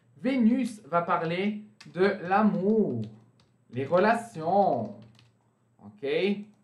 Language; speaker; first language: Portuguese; non-native, fluent; French